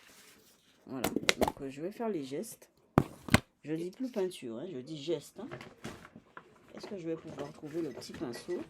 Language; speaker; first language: French; native; French